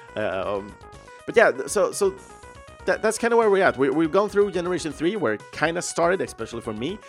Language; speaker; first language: English; non-native, fluent; Swedish